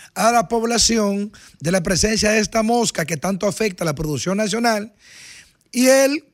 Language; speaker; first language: Spanish; native; Spanish